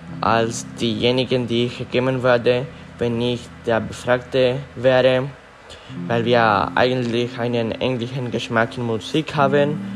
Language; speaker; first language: German; non-native, learner; Spanish